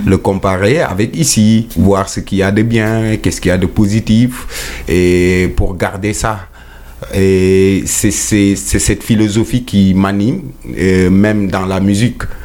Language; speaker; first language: French; non-native, local second language; Wolof